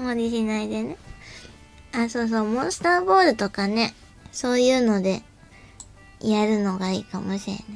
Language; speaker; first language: Japanese; native; Japanese